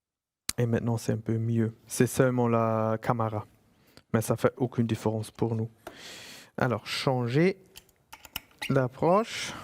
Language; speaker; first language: French; non-native, fluent; German